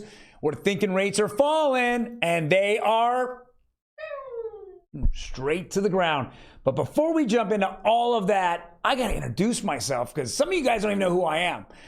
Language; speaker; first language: English; native; English